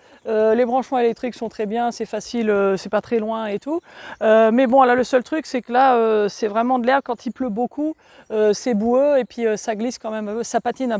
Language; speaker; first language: French; native; French